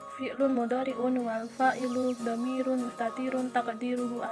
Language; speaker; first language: Arabic; non-native, learner; Indonesian